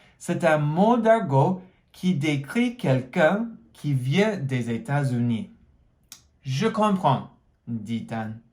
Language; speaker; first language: French; non-native, fluent; English